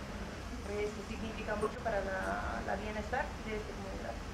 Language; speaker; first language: Spanish; non-native, learner; English